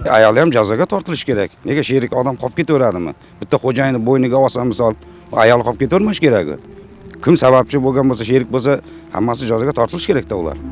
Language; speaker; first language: Uzbek; native; Uzbek